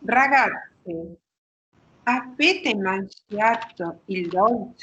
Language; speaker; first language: Italian; non-native, learner; Spanish